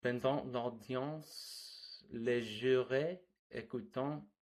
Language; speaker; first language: French; non-native, learner; English